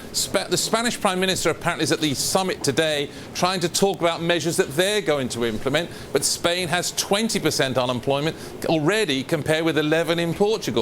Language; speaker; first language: English; native; English